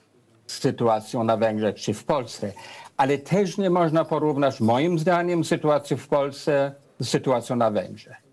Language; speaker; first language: Polish; non-native, fluent; English